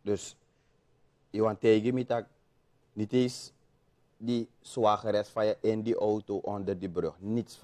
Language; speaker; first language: Dutch; native; Dutch